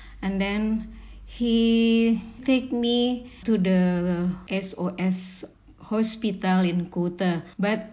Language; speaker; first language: English; non-native, learner; Indonesian